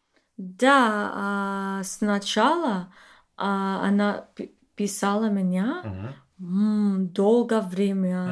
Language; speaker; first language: Russian; non-native, learner; English